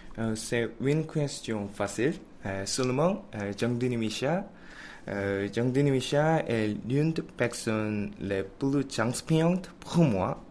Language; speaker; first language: French; non-native, learner; Korean